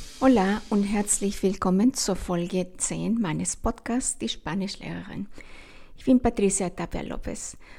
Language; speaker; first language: German; non-native, fluent; Spanish